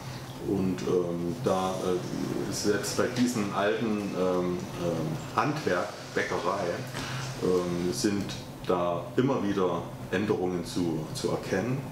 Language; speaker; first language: German; native; German